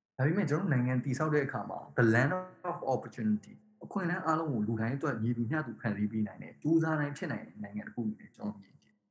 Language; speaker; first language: Burmese; native; Burmese